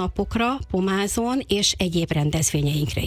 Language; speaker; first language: Hungarian; native; Hungarian